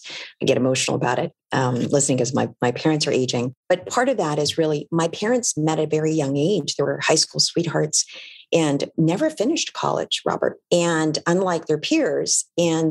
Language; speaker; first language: English; non-native, local second language; Filipino